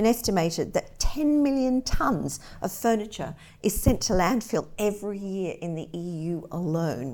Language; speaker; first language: English; native; English